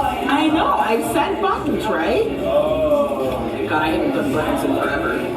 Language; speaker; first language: English; native; English